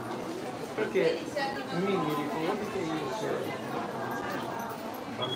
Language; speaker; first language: Italian; non-native, learner; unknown